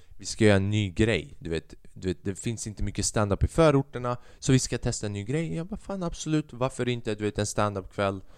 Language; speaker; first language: Swedish; early bilingual, other home language; Albanian